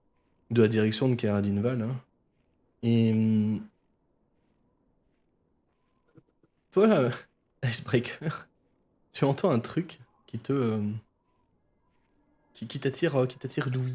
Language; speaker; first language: French; native; French